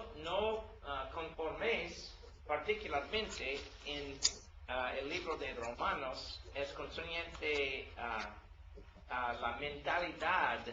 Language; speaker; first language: Spanish; non-native, learner; English